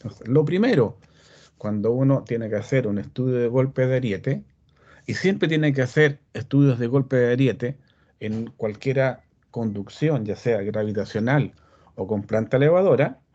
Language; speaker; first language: Spanish; native; Spanish